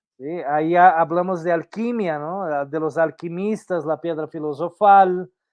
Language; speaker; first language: Spanish; non-native, fluent; Portuguese